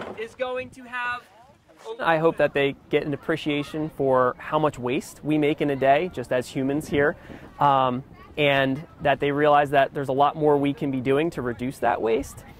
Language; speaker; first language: English; native; English